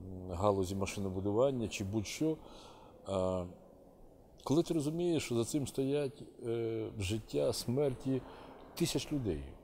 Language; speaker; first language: Ukrainian; native; Ukrainian